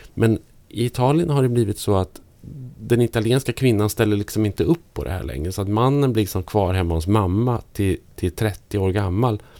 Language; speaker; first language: Swedish; native; Swedish